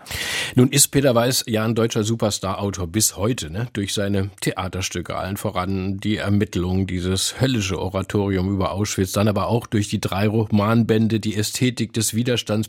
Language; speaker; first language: German; native; German